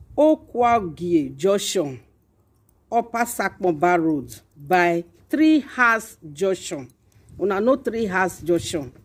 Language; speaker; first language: Nigerian Pidgin; non-native, local second language; Bini